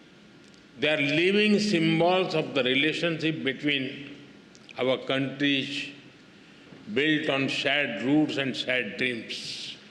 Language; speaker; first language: English; non-native, local second language; Hindi